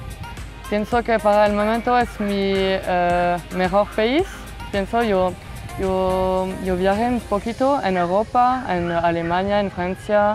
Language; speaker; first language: Spanish; non-native, learner; French